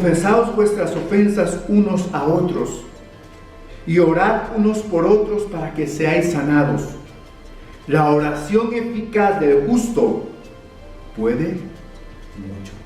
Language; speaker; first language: Spanish; native; Spanish